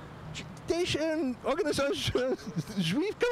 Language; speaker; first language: French; non-native, learner; English